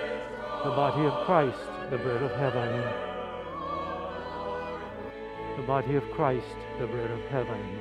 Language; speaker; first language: English; native; English